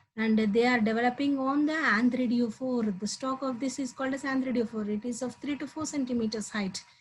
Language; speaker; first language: English; non-native, local second language; Telugu